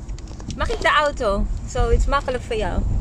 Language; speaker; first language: Dutch; non-native, learner; Filipino